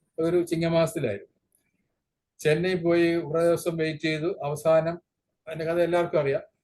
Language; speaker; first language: Malayalam; native; Malayalam